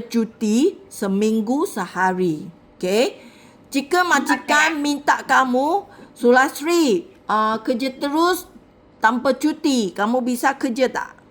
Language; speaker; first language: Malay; non-native, local second language; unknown